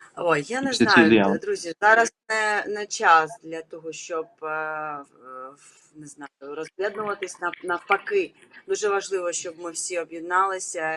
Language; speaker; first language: Ukrainian; non-native, local second language; Russian